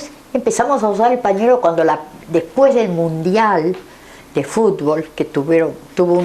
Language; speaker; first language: Spanish; native; Spanish